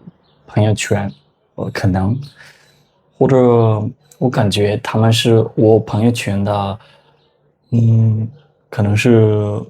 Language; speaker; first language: Chinese; non-native, fluent; Spanish